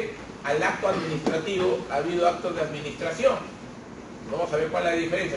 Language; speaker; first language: Spanish; native; Spanish